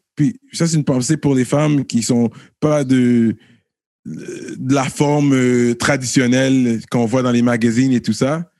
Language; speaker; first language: French; early bilingual, other home language; Haitian Creole